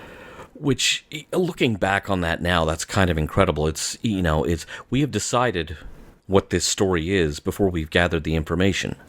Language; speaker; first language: English; native; English